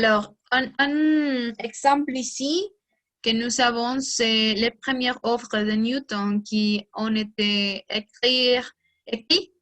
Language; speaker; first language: French; non-native, learner; Spanish